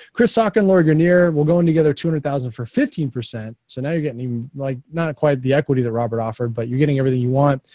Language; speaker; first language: English; native; English